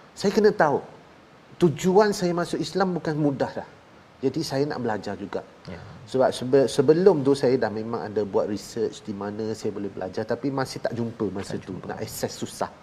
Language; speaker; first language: Malay; non-native, local second language; Chinese